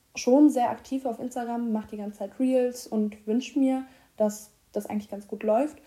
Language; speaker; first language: German; native; German